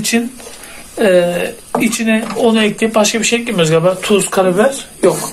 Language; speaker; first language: Turkish; native; Turkish